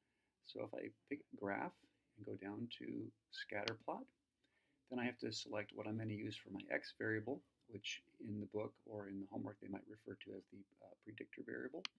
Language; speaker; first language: English; native; English